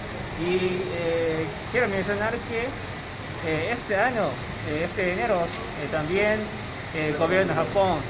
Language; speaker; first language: Spanish; non-native, fluent; Japanese